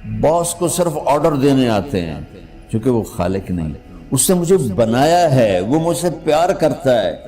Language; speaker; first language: Urdu; non-native, local second language; Punjabi